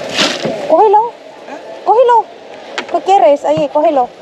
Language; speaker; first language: Spanish; non-native, fluent; Filipino